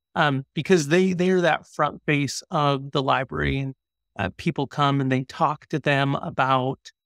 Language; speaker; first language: English; native; English